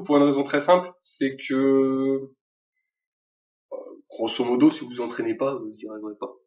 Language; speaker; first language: French; native; French